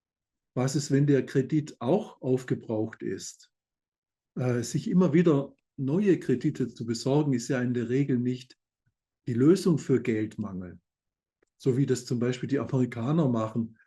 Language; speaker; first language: German; native; German